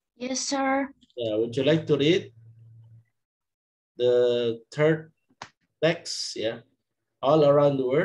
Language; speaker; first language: English; non-native, fluent; Indonesian